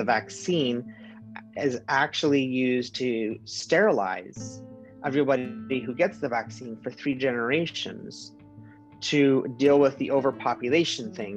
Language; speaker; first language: English; native; English